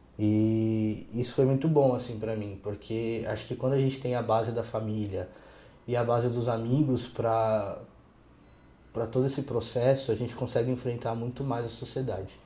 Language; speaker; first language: Portuguese; native; Portuguese